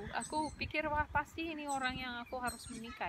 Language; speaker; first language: Indonesian; non-native, fluent; English